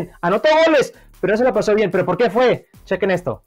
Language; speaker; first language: Spanish; native; Spanish